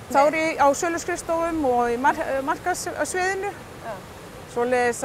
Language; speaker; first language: Icelandic; native; Icelandic